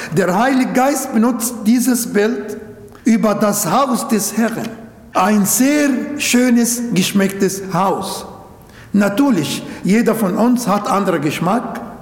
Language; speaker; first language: German; non-native, fluent; Arabic